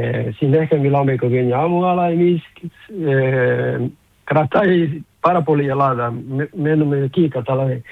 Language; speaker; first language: Greek; non-native, learner; Portuguese